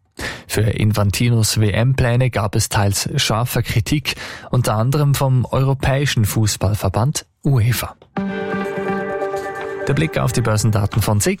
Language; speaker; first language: German; native; German